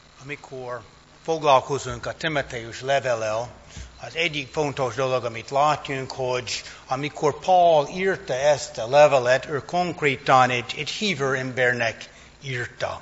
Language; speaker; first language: Hungarian; non-native, fluent; English